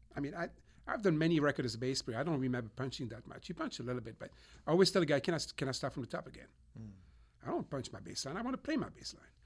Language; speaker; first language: English; non-native, fluent; French